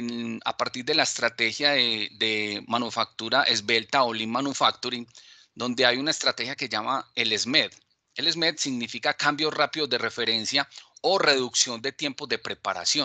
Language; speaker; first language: Spanish; native; Spanish